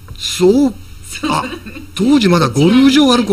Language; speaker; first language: Japanese; native; Japanese